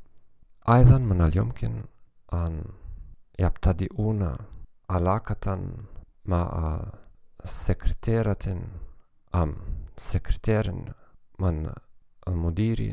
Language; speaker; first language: Arabic; non-native, learner; German